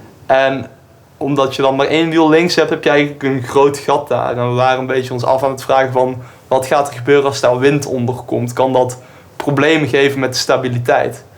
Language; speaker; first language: Dutch; native; Dutch